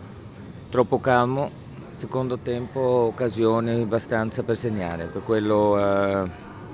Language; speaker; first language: Italian; non-native, local second language; German